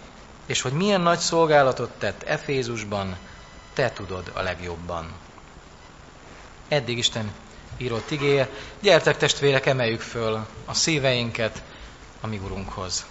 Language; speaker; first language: Hungarian; native; Hungarian